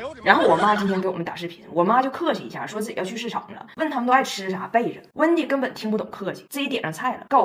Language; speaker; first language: Chinese; native; Chinese